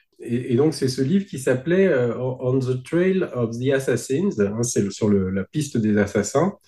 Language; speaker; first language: French; native; French